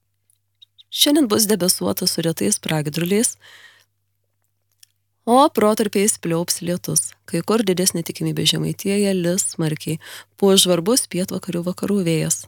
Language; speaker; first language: Lithuanian; native; Lithuanian